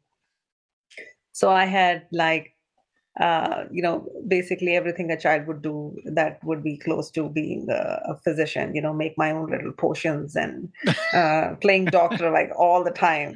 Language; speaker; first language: English; non-native, local second language; Punjabi